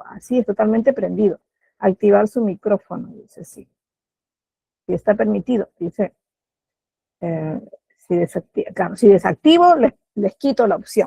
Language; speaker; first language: Spanish; native; Spanish